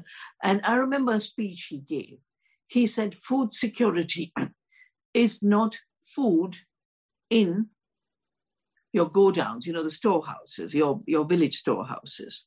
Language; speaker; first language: English; non-native, local second language; Hindi